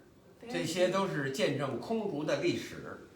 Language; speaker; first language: Chinese; native; Chinese